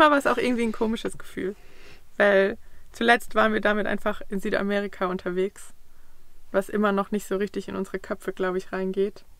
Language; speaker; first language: German; native; German